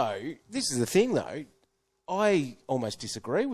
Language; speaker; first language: English; native; English